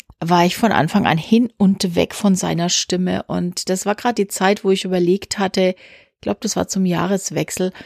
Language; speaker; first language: German; native; German